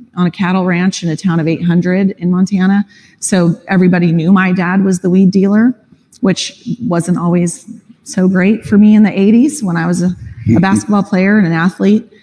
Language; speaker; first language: English; native; English